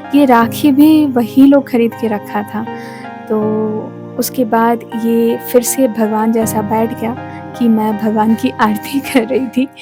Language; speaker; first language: Hindi; non-native, local second language; Bangla